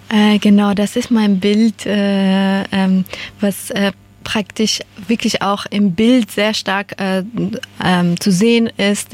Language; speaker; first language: German; non-native, fluent; Persian